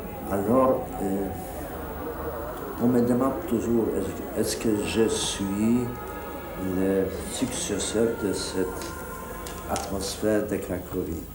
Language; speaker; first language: French; non-native, fluent; Polish